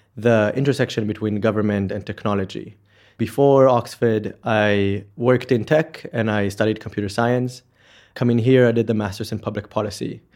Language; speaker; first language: English; non-native, fluent; Hebrew